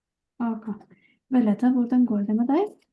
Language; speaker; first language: Norwegian; non-native, fluent; Lithuanian